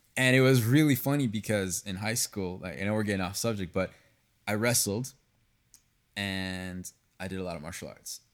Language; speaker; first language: English; early bilingual, other home language; Spanish